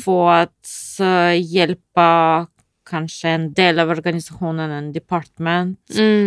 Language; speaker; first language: Swedish; non-native, fluent; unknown